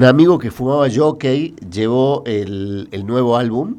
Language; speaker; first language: Spanish; native; Spanish